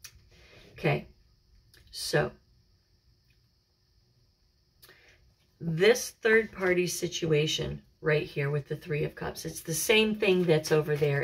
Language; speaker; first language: English; native; English